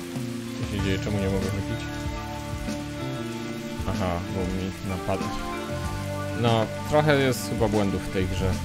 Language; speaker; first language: Polish; native; Polish